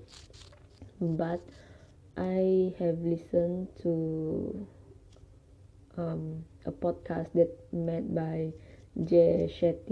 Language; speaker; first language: English; non-native, local second language; Malay